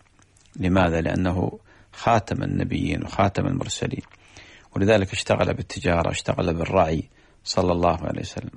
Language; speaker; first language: Arabic; native; Arabic